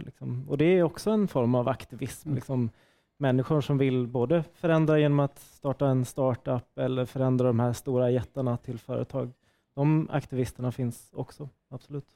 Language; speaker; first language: Swedish; native; Swedish